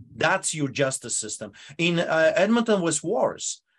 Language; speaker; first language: English; non-native, fluent; Polish